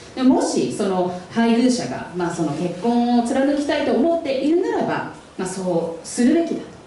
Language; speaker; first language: Japanese; non-native, fluent; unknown